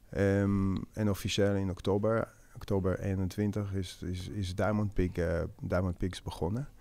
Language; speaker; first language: Dutch; non-native, fluent; Hebrew